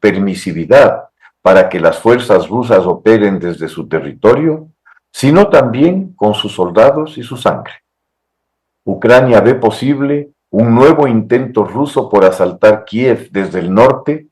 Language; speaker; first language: Spanish; native; Spanish